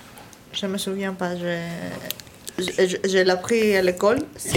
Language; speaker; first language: French; non-native, learner; Greek